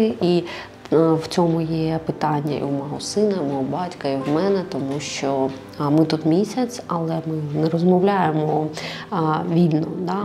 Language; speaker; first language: Ukrainian; non-native, local second language; Russian